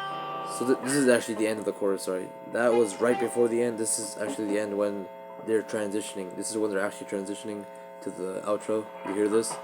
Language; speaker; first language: English; native; English